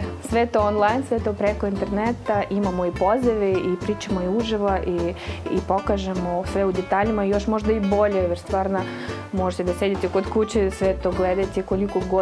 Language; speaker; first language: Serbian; non-native, fluent; Russian